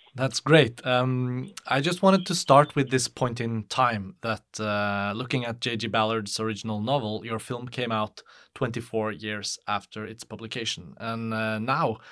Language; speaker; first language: English; non-native, fluent; Norwegian